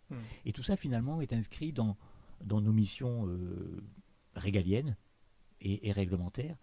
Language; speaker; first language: French; native; French